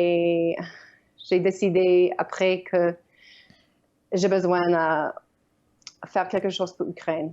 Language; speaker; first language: French; non-native, learner; Ukrainian